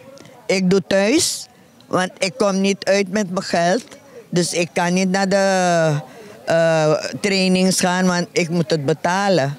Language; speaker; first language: Dutch; non-native, fluent; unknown